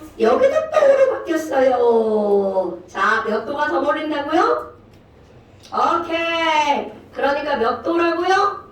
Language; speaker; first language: Korean; native; Korean